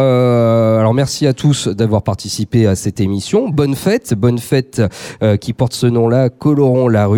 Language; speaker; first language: French; native; French